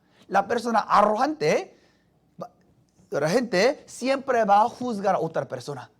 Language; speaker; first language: Spanish; non-native, fluent; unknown